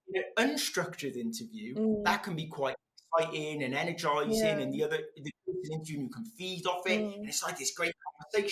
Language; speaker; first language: English; non-native, local second language; Welsh